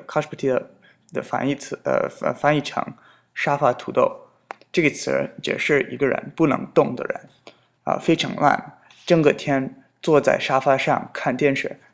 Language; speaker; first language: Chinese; non-native, fluent; English